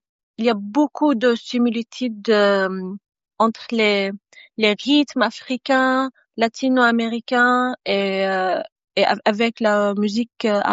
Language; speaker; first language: French; non-native, fluent; Arabic